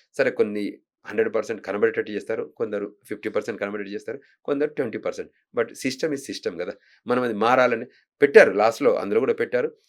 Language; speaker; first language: Telugu; native; Telugu